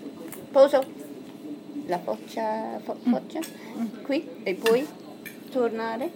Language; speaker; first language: Italian; non-native, learner; English